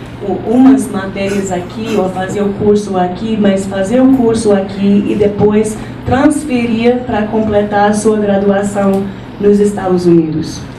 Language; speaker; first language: Portuguese; non-native, fluent; English